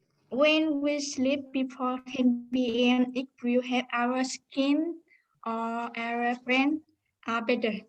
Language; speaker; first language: English; non-native, learner; Vietnamese